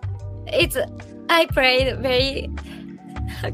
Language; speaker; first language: English; non-native, learner; Japanese